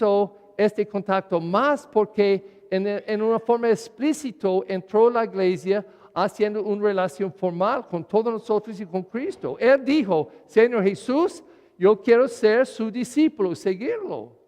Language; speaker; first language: Spanish; non-native, learner; English